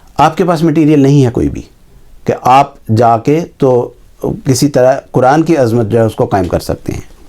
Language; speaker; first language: Urdu; native; Urdu